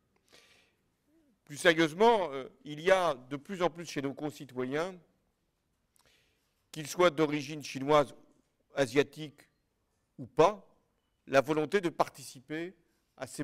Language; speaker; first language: French; native; French